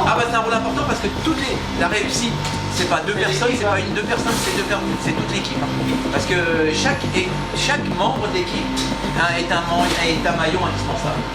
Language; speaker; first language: French; native; French